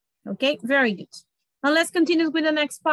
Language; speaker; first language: English; non-native, learner; Spanish